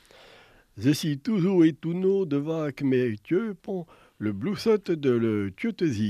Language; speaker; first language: French; native; French